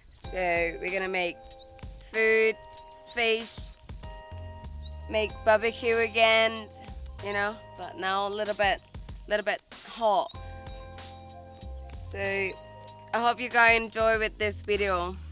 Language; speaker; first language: English; non-native, learner; Thai